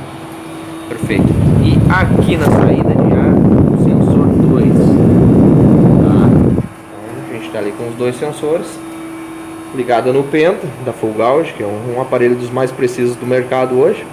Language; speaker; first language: Portuguese; native; Portuguese